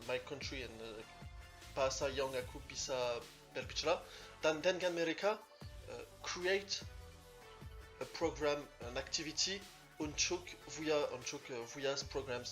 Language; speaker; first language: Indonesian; non-native, learner; French